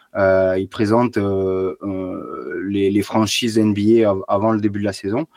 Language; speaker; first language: French; native; French